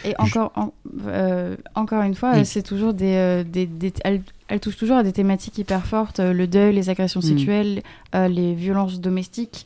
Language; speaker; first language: French; native; French